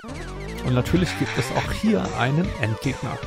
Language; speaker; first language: German; native; German